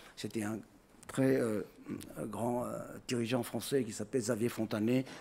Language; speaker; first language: French; non-native, fluent; Chinese